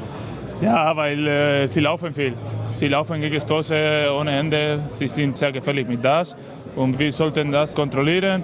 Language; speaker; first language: German; non-native, learner; Spanish